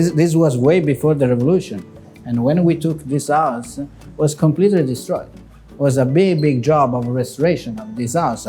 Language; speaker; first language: English; non-native, fluent; Italian